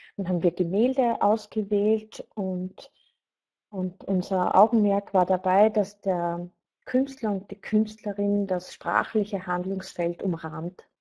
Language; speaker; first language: German; native; German